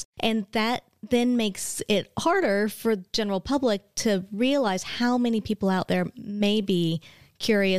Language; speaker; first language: English; native; English